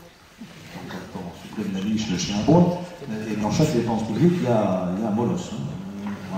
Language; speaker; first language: French; native; French